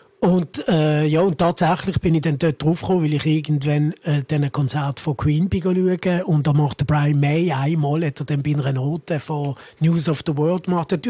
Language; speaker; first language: German; early bilingual, other home language; Italian